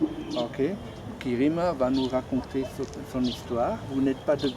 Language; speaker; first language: French; non-native, fluent; German